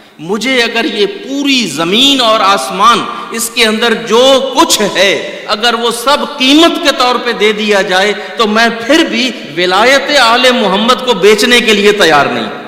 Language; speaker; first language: Urdu; non-native, local second language; Punjabi